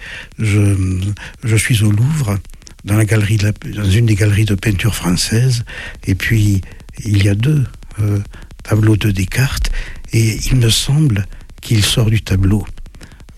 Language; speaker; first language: French; native; French